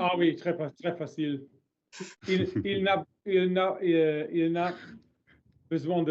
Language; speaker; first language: French; non-native, learner; English